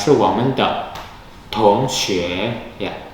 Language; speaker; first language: Chinese; non-native, fluent; Indonesian